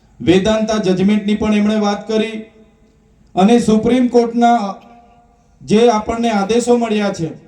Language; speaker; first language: Gujarati; non-native, local second language; Vasavi